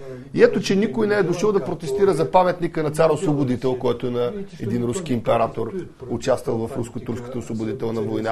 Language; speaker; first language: Bulgarian; native; Bulgarian